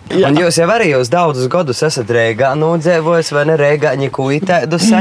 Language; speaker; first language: Latvian; native; Latvian